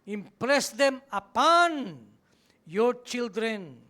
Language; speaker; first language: English; non-native, local second language; Filipino